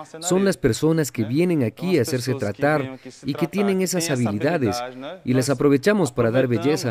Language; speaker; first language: Spanish; non-native, fluent; Portuguese